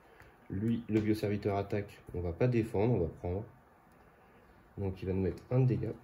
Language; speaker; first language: French; native; French